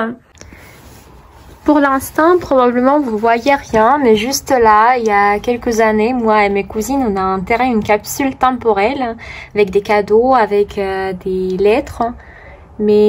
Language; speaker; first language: French; non-native, fluent; Russian